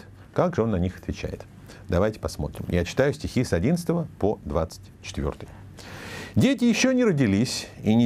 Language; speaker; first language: Russian; native; Russian